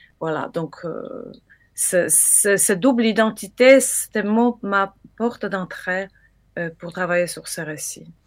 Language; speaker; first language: French; non-native, fluent; Polish